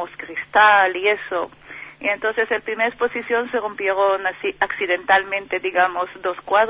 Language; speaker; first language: Spanish; non-native, fluent; Hebrew